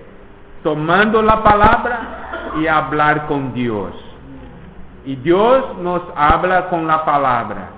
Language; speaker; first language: Spanish; non-native, fluent; Portuguese